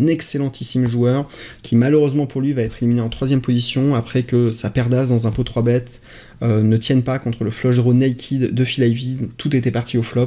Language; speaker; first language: French; native; French